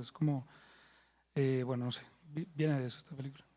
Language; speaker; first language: Spanish; native; Spanish